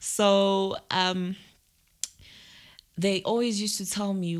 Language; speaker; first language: English; non-native, local second language; Zulu